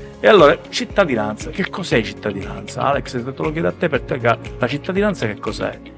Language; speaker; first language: Italian; native; Italian